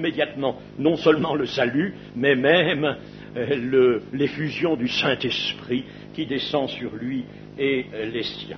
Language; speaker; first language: French; native; French